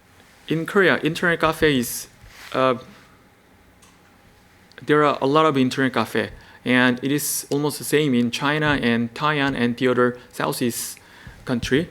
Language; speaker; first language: English; non-native, learner; Korean